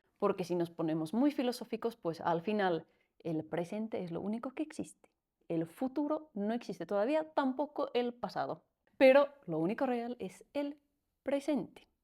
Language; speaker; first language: Spanish; non-native, fluent; Finnish